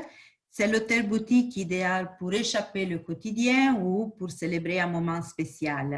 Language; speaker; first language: French; non-native, fluent; Portuguese